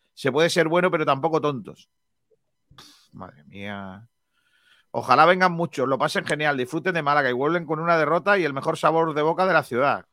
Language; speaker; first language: Spanish; native; Spanish